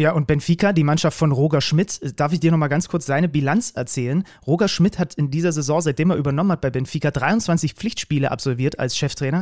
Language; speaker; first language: German; native; German